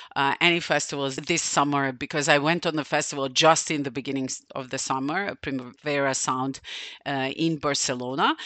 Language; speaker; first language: English; non-native, fluent; Serbian